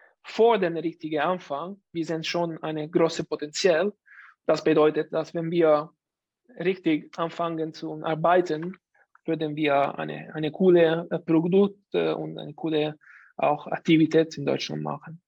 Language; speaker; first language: German; non-native, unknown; Italian